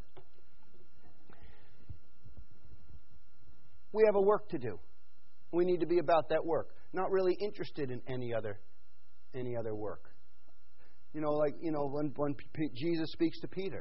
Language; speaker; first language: English; native; English